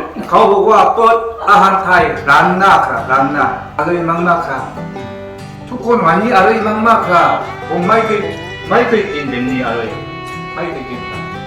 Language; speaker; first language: Thai; non-native, learner; Korean